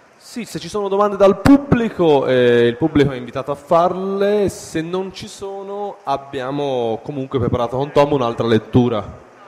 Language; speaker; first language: Italian; native; Italian